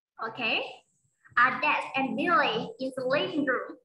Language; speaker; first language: English; non-native, fluent; Vietnamese